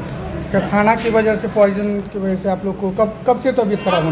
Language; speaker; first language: Hindi; native; Hindi